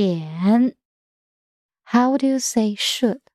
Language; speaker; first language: English; non-native, fluent; Chinese